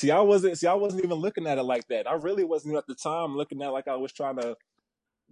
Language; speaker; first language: English; native; English